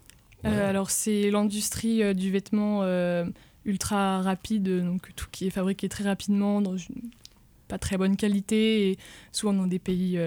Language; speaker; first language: French; native; French